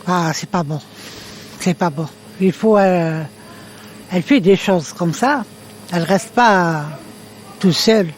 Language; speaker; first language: French; non-native, learner; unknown